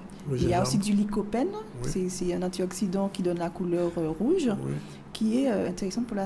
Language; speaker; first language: French; native; French